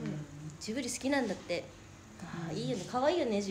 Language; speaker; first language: Japanese; native; Japanese